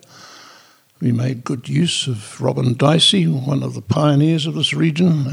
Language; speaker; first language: English; native; English